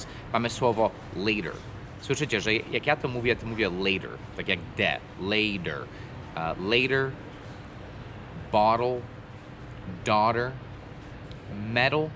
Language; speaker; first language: Polish; non-native, fluent; English